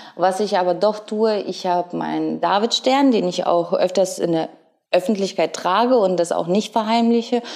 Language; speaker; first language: German; early bilingual, other home language; Russian